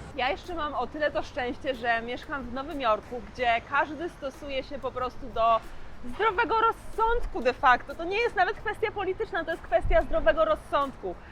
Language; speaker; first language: Polish; native; Polish